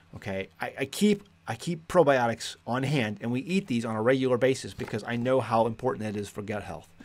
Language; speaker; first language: English; native; English